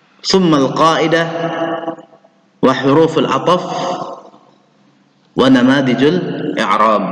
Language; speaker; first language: Arabic; non-native, fluent; Indonesian